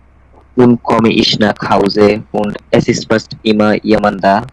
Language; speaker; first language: German; non-native, learner; Bangla